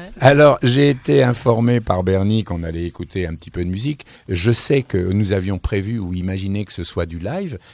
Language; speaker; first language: French; native; French